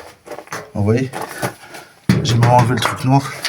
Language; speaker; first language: French; native; French